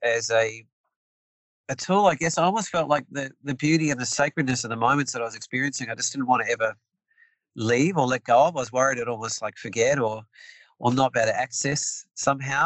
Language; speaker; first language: English; native; English